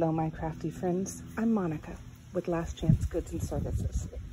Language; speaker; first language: English; native; English